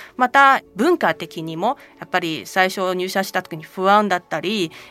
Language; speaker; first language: Japanese; non-native, fluent; Chinese